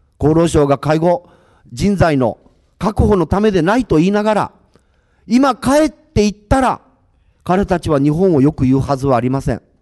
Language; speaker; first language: Japanese; native; Japanese